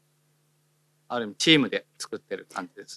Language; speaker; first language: Japanese; native; Japanese